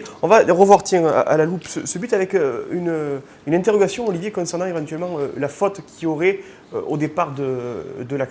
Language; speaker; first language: French; native; French